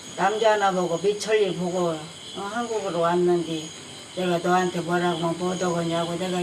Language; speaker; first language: Korean; native; Korean